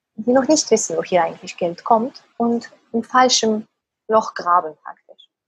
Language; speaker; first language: German; native; German